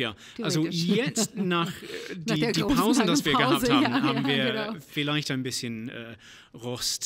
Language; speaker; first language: German; non-native, fluent; English